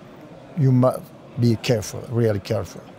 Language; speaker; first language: English; non-native, learner; Italian